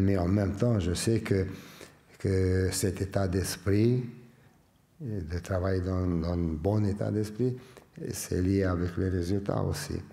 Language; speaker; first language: French; non-native, fluent; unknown